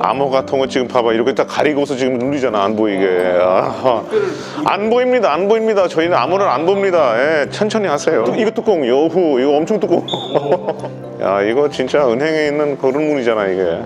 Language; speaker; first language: Korean; non-native, fluent; Hindi